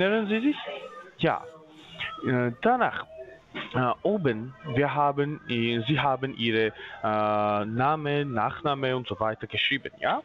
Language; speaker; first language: German; non-native, learner; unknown